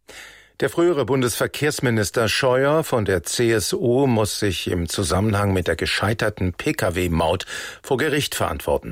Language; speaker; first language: German; native; German